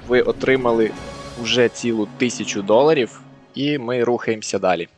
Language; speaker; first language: Ukrainian; native; Ukrainian